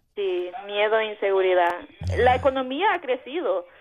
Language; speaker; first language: Spanish; native; Spanish